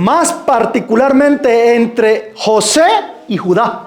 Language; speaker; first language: Spanish; native; Spanish